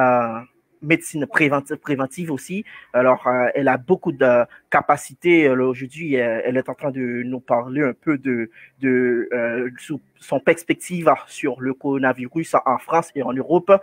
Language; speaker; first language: French; non-native, fluent; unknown